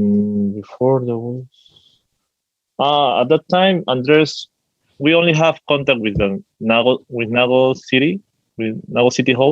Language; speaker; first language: English; non-native, fluent; Spanish